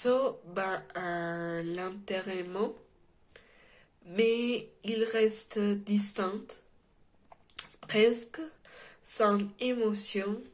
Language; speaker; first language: French; non-native, learner; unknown